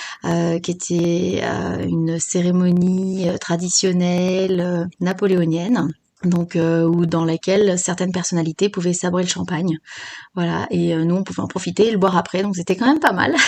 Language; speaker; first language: French; native; French